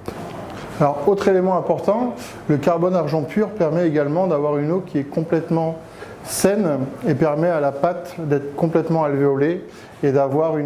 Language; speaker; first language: French; native; French